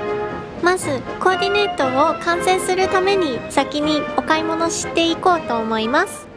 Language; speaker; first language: Japanese; non-native, fluent; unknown